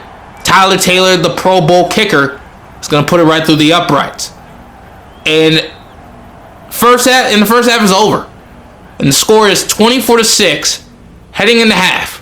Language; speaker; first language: English; native; English